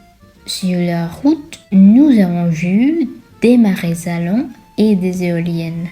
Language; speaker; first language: French; non-native, fluent; Sinhala